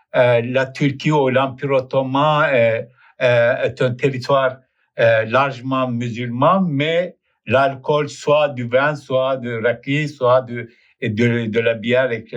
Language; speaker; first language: French; non-native, fluent; Turkish